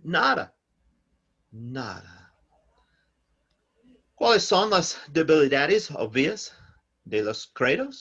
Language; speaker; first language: Spanish; non-native, learner; English